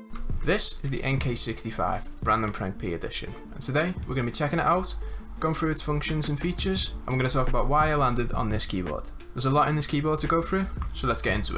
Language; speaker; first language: English; native; English